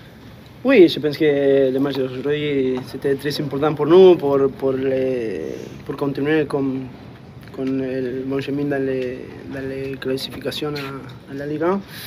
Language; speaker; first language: French; non-native, fluent; Spanish